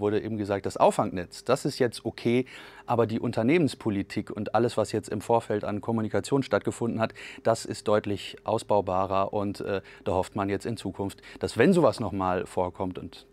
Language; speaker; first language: German; native; German